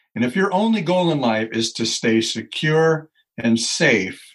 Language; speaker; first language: English; native; English